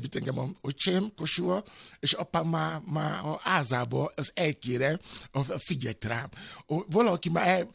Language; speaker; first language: Hungarian; non-native, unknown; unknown